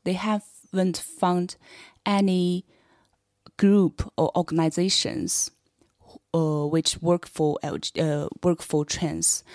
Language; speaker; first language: English; non-native, fluent; Chinese